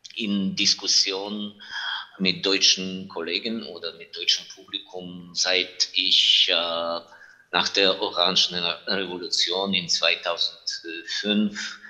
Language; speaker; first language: German; non-native, fluent; Ukrainian